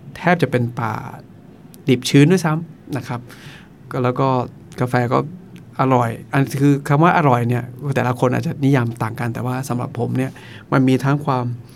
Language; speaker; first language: Thai; non-native, local second language; Akha